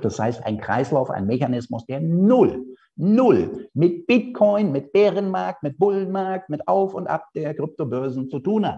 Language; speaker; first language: German; native; German